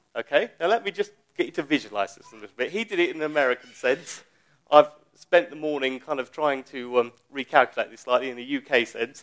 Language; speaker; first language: English; native; English